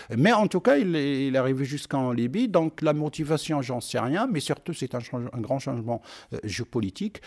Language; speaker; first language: French; non-native, local second language; Arabic